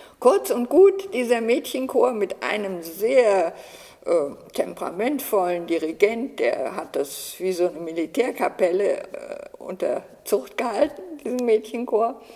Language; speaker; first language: German; native; German